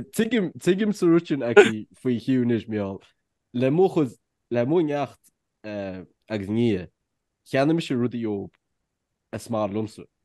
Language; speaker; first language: Irish; native; Irish